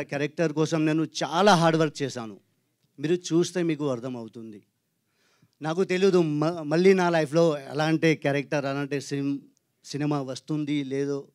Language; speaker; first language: Telugu; non-native, learner; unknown